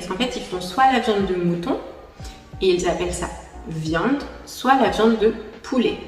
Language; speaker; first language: French; native; French